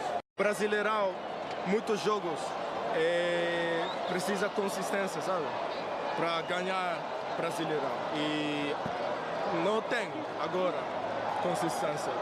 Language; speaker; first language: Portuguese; non-native, learner; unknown